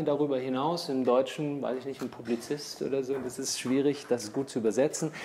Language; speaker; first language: German; native; German